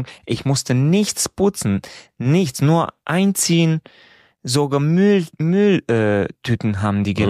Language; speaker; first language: German; non-native, fluent; Romanian